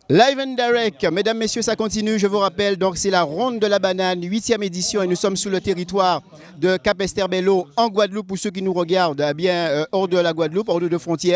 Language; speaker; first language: French; native; French